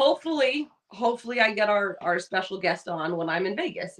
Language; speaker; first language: English; native; English